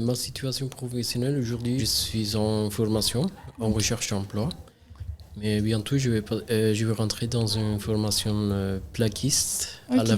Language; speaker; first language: French; non-native, learner; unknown